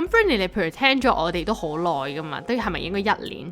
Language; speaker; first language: Cantonese; native; Cantonese